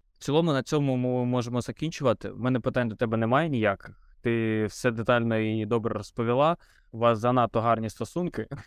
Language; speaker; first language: Ukrainian; non-native, local second language; Russian